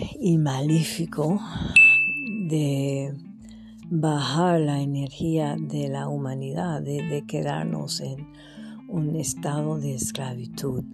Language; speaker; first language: Spanish; non-native, fluent; French